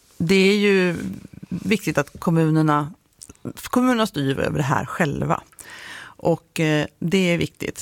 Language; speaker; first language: Swedish; native; Swedish